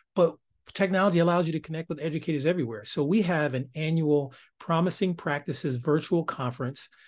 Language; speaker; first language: English; native; English